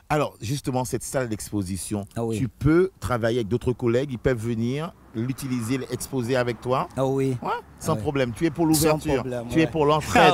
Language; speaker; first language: French; native; French